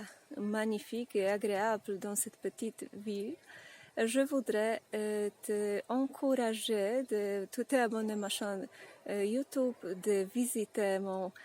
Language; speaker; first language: French; non-native, fluent; Polish